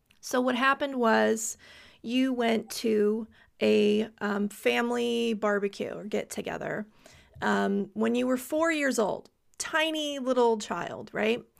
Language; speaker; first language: English; native; English